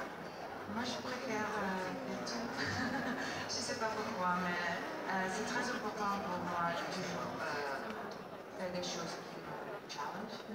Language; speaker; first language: French; non-native, fluent; Dutch